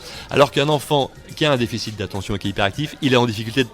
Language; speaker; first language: French; native; French